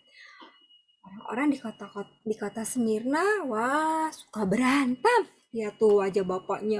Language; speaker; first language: Indonesian; native; Indonesian